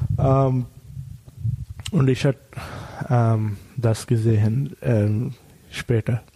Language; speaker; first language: German; non-native, learner; Bangla